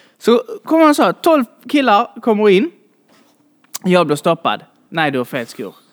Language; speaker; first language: Swedish; native; Swedish